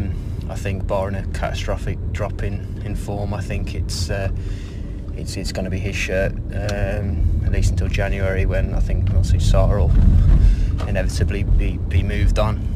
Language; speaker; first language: English; native; English